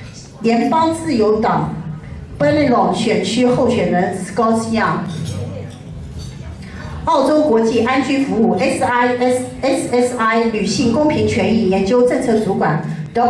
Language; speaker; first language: Chinese; native; Chinese